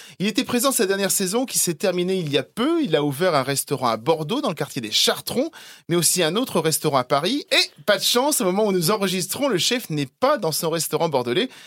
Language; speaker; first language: French; native; French